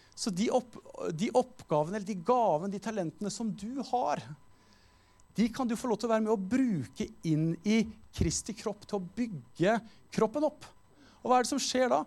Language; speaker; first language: Norwegian; native; Norwegian